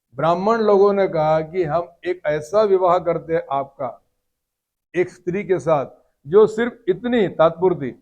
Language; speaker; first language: Hindi; non-native, local second language; Marathi